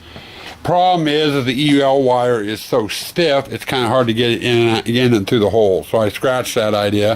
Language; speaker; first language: English; native; English